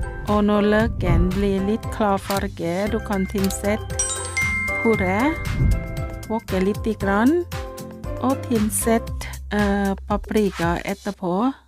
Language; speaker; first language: Norwegian; non-native, learner; Thai